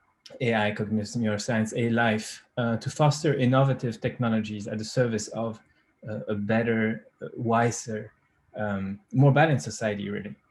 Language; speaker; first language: English; non-native, fluent; French